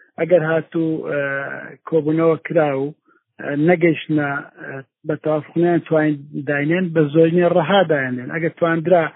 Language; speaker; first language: Central Kurdish; native; Central Kurdish